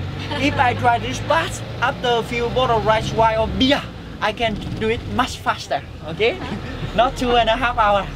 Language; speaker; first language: English; non-native, fluent; Vietnamese